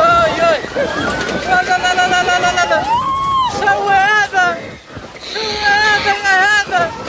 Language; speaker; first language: Arabic; native; Arabic